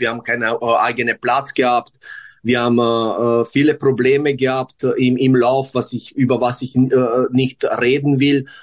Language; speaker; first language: German; non-native, learner; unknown